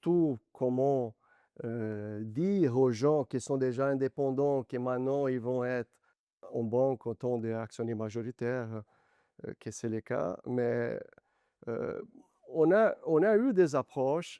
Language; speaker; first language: French; non-native, fluent; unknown